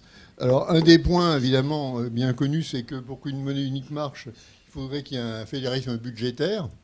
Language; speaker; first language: French; native; French